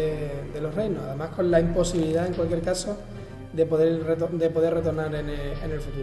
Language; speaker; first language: Spanish; native; Spanish